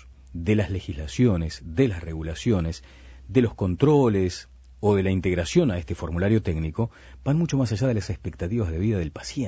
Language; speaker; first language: Spanish; native; Spanish